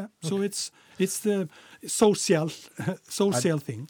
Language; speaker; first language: English; non-native, fluent; Icelandic